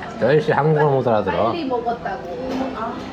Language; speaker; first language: Korean; native; Korean